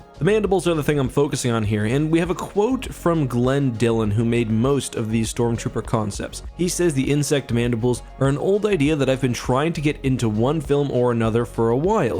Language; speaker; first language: English; native; English